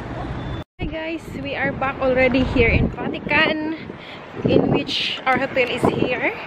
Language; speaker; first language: English; non-native, learner; Filipino